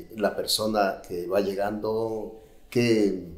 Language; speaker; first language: Spanish; native; Spanish